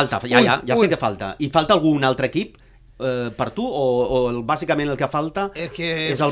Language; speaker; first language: Catalan; native; Catalan